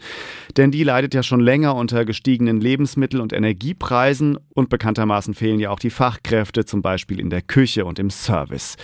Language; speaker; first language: German; native; German